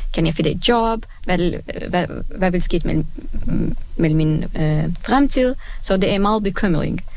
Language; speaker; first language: Danish; non-native, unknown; Arabic